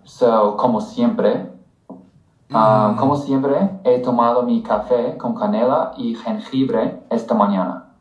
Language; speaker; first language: Spanish; non-native, fluent; English